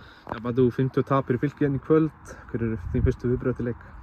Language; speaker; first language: Icelandic; native; Icelandic